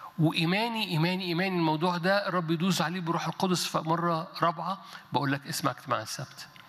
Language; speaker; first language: Egyptian Arabic; native; Egyptian Arabic